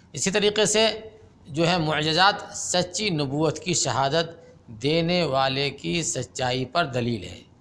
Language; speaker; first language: Urdu; native; Urdu